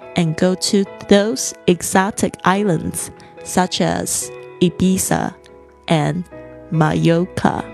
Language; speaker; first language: English; non-native, fluent; Chinese